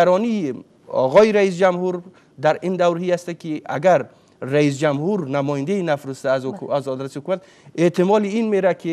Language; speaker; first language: Persian; native; Persian